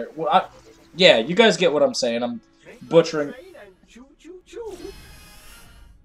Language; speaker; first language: English; native; English